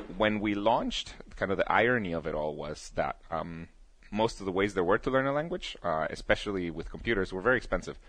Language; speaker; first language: English; early bilingual, other home language; Spanish